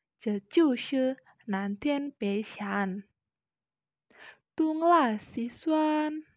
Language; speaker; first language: Chinese; non-native, learner; Indonesian